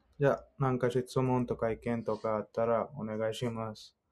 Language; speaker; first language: Japanese; non-native, fluent; Hindi